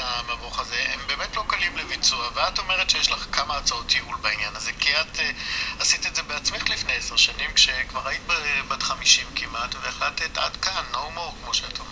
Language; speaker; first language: Hebrew; native; Hebrew